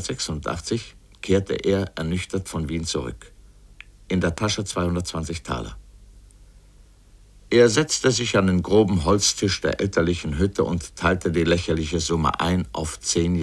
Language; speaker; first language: German; native; German